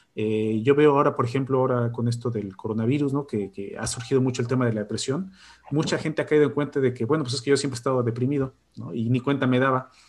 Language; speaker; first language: Spanish; native; Spanish